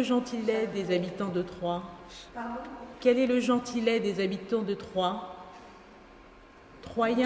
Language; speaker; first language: French; native; French